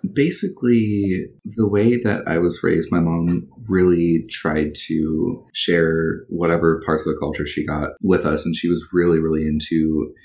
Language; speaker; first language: English; early bilingual, other home language; Spanish